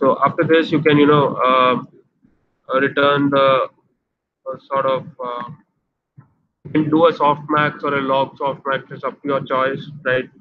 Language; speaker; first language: English; non-native, local second language; Hindi